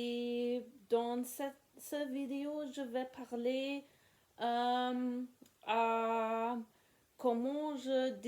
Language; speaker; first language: French; non-native, learner; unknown